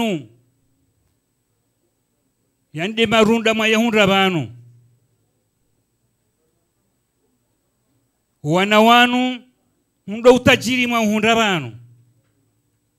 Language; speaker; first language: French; non-native, local second language; Ngazidja Comorian